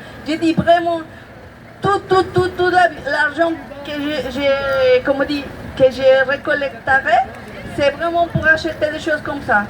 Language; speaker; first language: French; non-native, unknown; Spanish